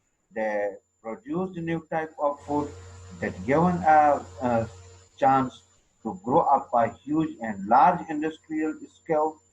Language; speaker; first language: English; non-native, local second language; Urdu